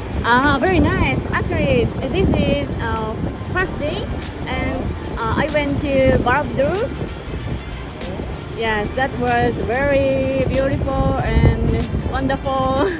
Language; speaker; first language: English; non-native, learner; Japanese